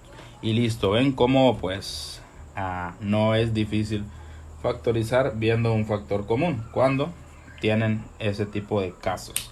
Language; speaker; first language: Spanish; native; Spanish